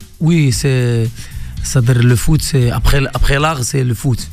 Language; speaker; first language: French; non-native, local second language; Arabic